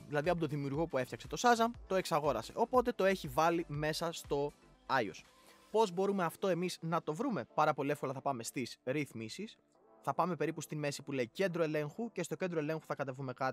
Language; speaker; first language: Greek; native; Greek